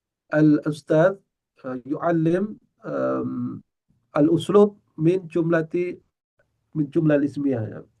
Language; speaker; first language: Arabic; non-native, fluent; Indonesian